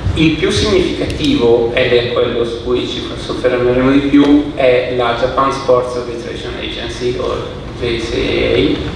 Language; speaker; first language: Italian; native; Italian